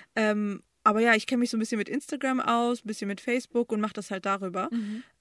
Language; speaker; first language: German; early bilingual, other home language; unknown